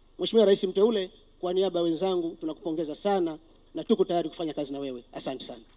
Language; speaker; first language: Swahili; native; Swahili